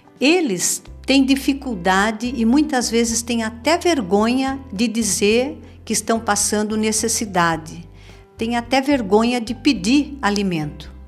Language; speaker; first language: Portuguese; native; Portuguese